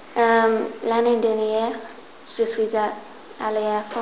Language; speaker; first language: French; non-native, learner; English